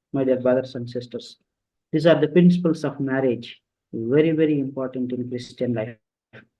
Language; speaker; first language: English; non-native, local second language; Telugu